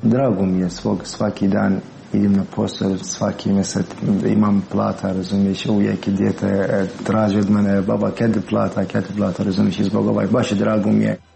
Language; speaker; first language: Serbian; non-native, learner; Persian